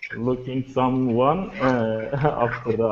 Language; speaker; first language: English; non-native, learner; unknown